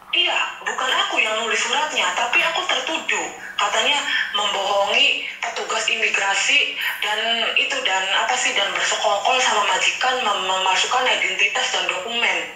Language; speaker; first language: Indonesian; non-native, local second language; Javanese